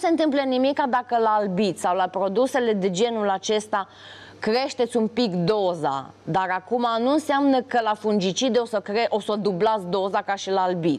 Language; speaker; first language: Romanian; native; Romanian